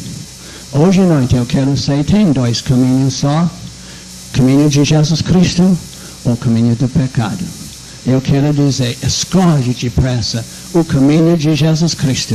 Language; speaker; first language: Portuguese; non-native, fluent; English